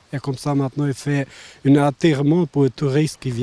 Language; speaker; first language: French; non-native, learner; Albanian